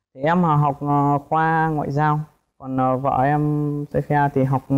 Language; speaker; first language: Vietnamese; early bilingual, heritage; Ukrainian